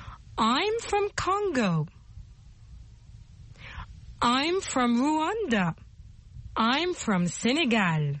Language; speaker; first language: English; non-native, fluent; French